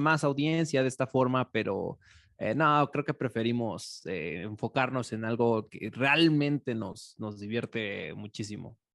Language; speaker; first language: Spanish; native; Spanish